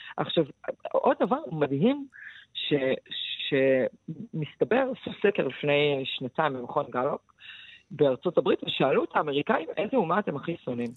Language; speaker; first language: Hebrew; early bilingual, other home language; Russian